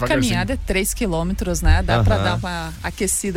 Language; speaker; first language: Portuguese; native; Portuguese